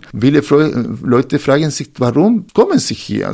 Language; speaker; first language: German; non-native, fluent; Spanish